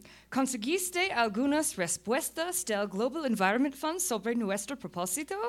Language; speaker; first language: Spanish; non-native, learner; English